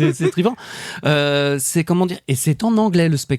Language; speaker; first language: French; native; French